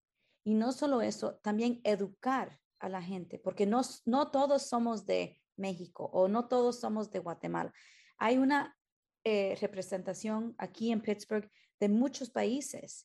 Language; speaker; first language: Spanish; early bilingual, heritage; Spanish